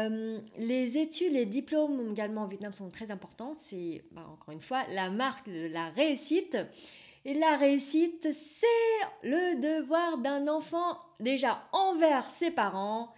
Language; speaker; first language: French; non-native, fluent; Vietnamese